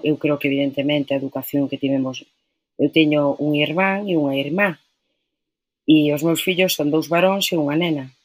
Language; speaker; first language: Galician; non-native, local second language; Spanish